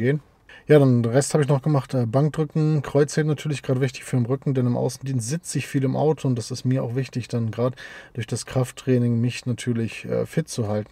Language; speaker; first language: German; native; German